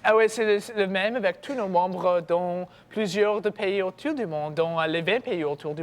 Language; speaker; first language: French; non-native, learner; English